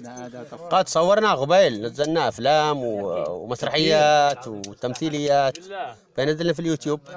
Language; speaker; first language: Arabic; non-native, learner; Filipino